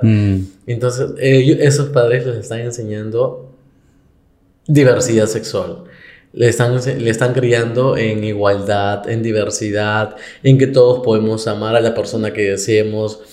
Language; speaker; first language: Spanish; native; Spanish